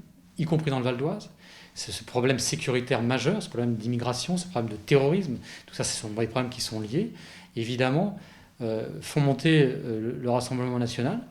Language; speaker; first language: French; native; French